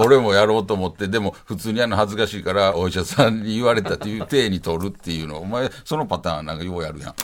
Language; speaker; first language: Japanese; native; Japanese